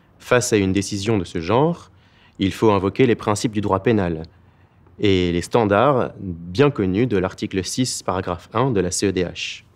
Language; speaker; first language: French; native; French